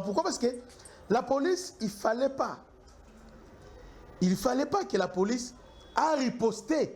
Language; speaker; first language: French; non-native, local second language; Lingala